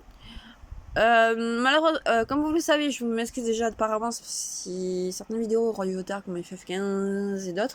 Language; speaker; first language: French; native; French